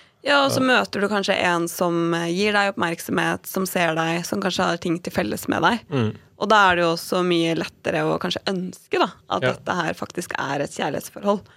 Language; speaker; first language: Norwegian; native; Norwegian